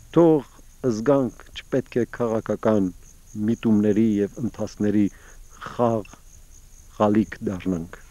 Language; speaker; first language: Armenian; early bilingual, heritage; Armenian